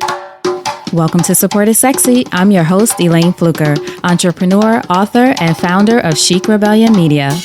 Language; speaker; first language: English; native; English